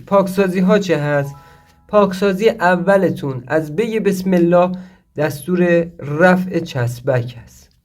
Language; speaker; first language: Persian; native; Persian